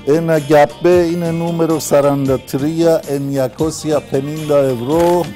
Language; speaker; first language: Greek; non-native, learner; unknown